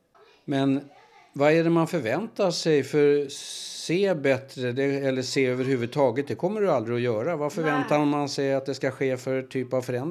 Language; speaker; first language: Swedish; native; Swedish